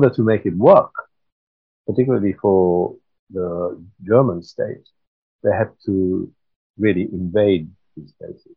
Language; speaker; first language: English; non-native, local second language; Swahili